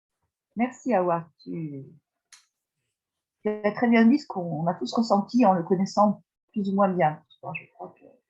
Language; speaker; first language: French; native; French